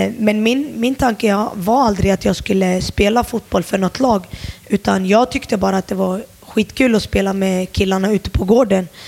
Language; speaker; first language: Swedish; early bilingual, other home language; Turoyo